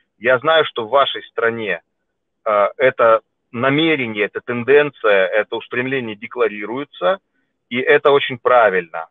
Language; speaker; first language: Russian; native; Russian